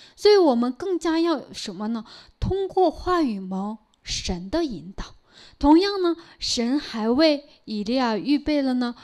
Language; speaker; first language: Chinese; non-native, local second language; Korean